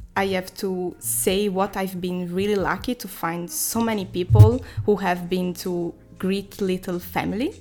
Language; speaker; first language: English; non-native, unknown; Italian